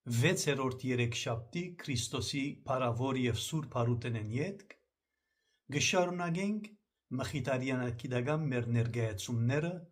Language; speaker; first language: Armenian; early bilingual, heritage; Armenian